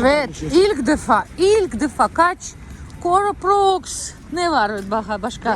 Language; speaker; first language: Turkish; non-native, learner; Russian